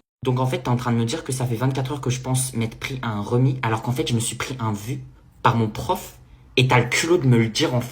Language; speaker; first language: French; native; French